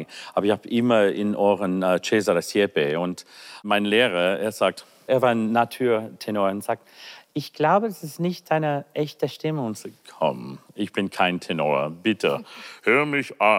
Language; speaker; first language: German; non-native, fluent; English